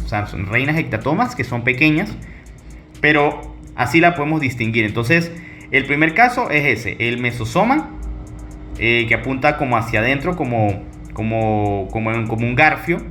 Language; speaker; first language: Spanish; native; Spanish